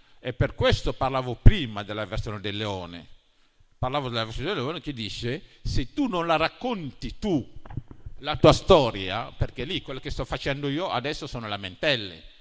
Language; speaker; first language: Italian; non-native, fluent; Wolof